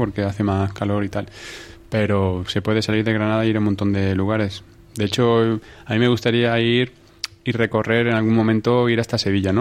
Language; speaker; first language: Spanish; native; Spanish